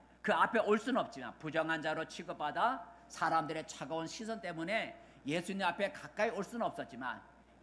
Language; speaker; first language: Korean; native; Korean